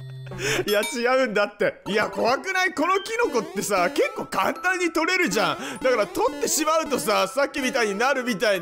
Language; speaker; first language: Japanese; native; Japanese